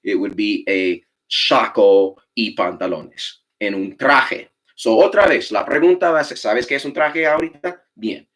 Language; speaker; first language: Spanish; non-native, fluent; English